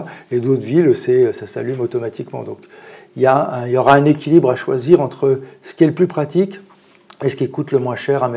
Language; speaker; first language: French; native; French